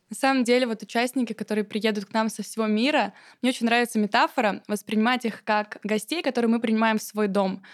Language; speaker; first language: Russian; native; Russian